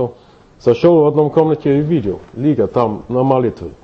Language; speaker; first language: Russian; non-native, fluent; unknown